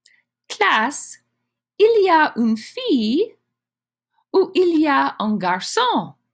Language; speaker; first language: French; non-native, fluent; English